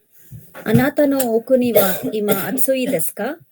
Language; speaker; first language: Japanese; non-native, learner; Kannada